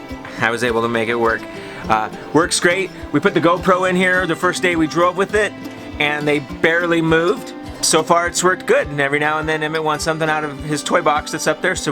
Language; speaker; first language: English; native; English